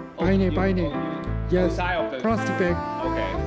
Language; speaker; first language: English; non-native, learner; Korean